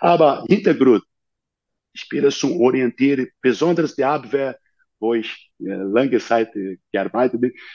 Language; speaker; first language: German; non-native, learner; Portuguese